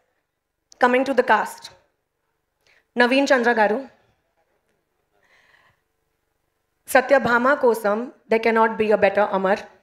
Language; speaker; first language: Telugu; non-native, learner; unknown